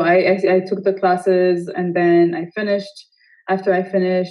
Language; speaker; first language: English; non-native, fluent; Amharic